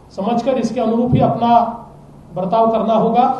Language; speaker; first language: Hindi; non-native, local second language; Marathi